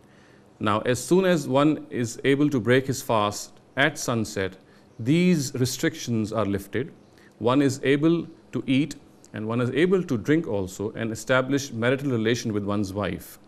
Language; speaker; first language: English; non-native, local second language; Urdu